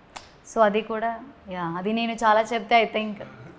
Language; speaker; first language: Telugu; non-native, learner; Malayalam